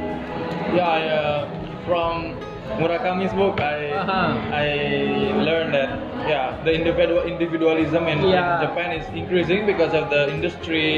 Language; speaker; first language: English; non-native, fluent; Indonesian